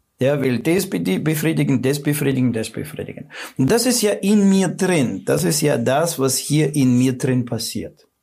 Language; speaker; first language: German; non-native, fluent; Russian